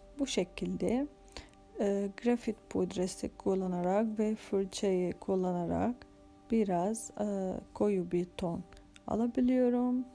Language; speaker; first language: Turkish; non-native, fluent; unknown